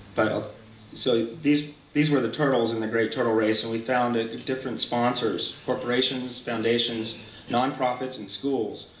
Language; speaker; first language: English; native; English